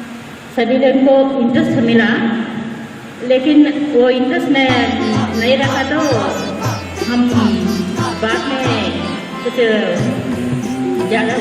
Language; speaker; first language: Hindi; non-native, local second language; Telugu